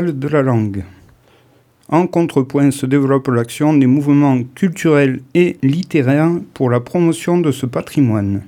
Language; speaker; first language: French; native; French